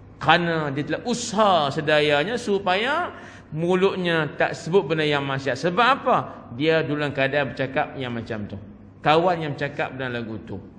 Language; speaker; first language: Malay; native; Malay